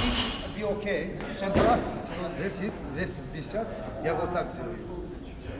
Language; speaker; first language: Russian; non-native, local second language; Armenian